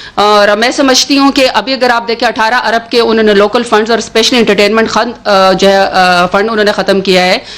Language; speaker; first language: Urdu; non-native, local second language; Pashto